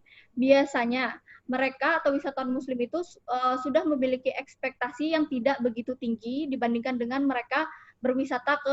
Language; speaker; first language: Indonesian; native; Indonesian